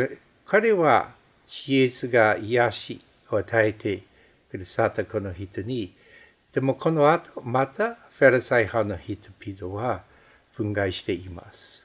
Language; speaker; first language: Japanese; non-native, fluent; English